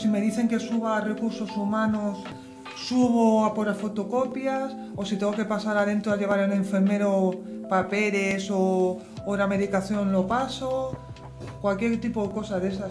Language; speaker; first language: Spanish; native; Spanish